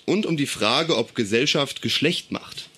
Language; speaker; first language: German; native; German